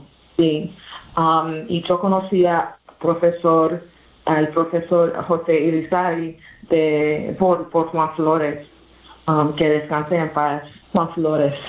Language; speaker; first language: Spanish; early bilingual, heritage; English